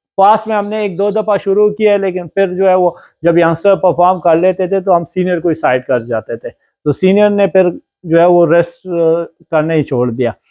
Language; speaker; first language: Urdu; non-native, local second language; Pashto